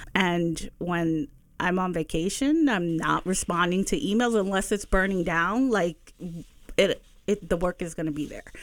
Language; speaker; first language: English; early bilingual, other home language; Spanish